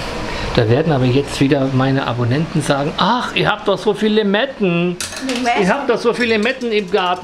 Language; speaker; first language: German; native; German